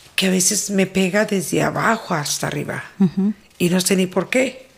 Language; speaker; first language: Spanish; native; Spanish